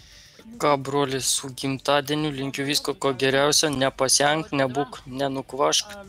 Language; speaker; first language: Lithuanian; native; Lithuanian